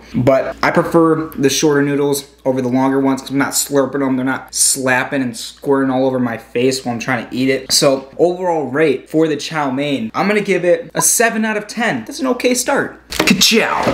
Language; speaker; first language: English; native; English